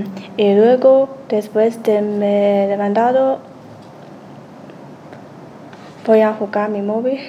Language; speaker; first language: Spanish; non-native, learner; Chinese